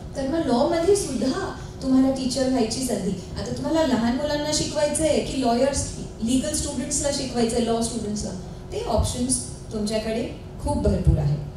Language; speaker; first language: Marathi; non-native, local second language; Hindi